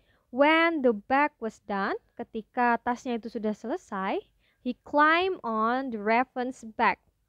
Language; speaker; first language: English; non-native, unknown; Indonesian